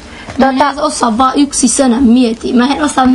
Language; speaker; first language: Finnish; non-native, learner; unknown